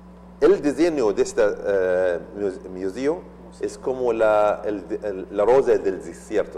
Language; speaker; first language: Spanish; non-native, learner; Arabic